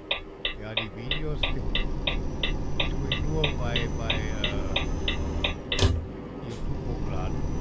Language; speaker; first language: German; native; German